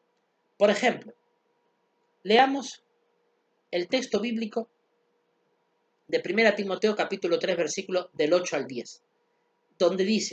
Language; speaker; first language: Spanish; native; Spanish